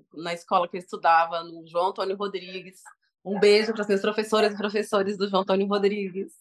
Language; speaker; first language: Portuguese; native; Portuguese